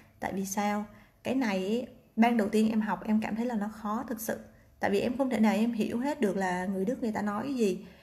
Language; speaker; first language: Vietnamese; native; Vietnamese